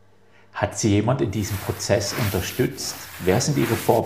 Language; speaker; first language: German; native; German